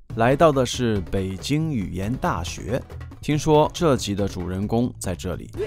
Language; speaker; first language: Chinese; non-native, fluent; Japanese